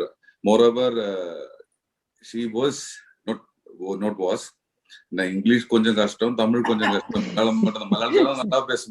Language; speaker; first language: Tamil; non-native, learner; Malayalam